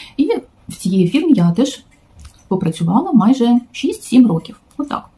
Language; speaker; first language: Ukrainian; non-native, local second language; Russian